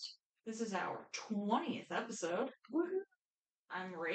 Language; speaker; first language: English; native; English